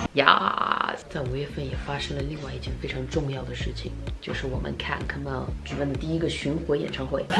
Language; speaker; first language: Chinese; early bilingual, heritage; Chinese